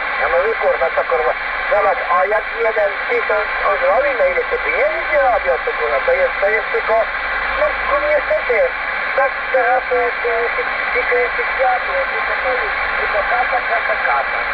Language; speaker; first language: Polish; non-native, learner; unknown